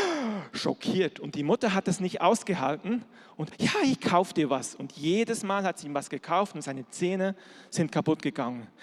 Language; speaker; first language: German; native; German